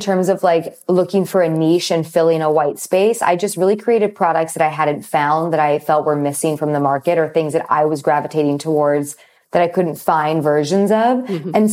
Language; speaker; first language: English; native; English